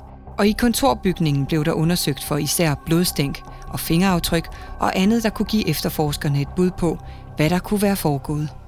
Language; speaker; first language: Danish; native; Danish